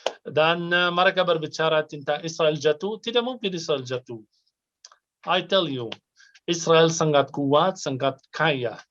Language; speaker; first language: Indonesian; non-native, fluent; Arabic